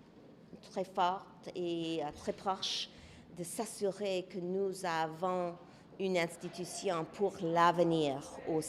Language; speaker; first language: French; non-native, local second language; English